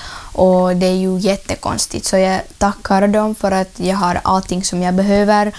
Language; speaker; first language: Swedish; non-native, learner; Ukrainian